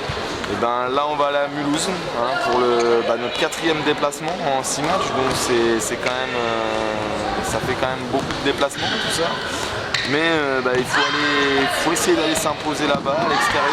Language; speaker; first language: French; native; French